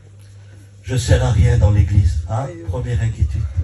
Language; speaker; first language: French; native; French